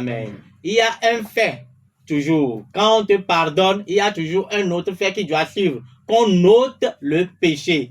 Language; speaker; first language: French; non-native, local second language; Ewe